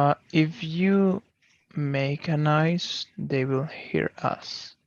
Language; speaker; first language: English; non-native, learner; Portuguese